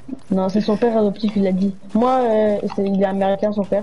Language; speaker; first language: French; native; French